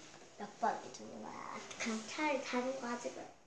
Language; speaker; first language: Korean; native; Korean